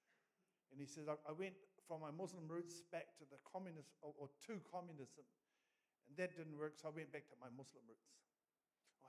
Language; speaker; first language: English; native; English